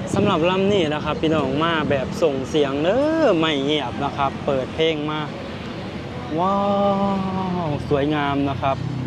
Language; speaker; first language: Thai; non-native, local second language; Lao